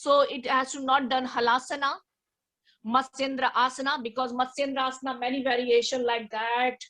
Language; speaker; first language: English; non-native, learner; Hindi